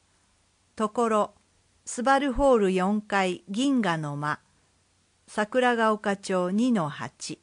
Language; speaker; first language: Japanese; native; Japanese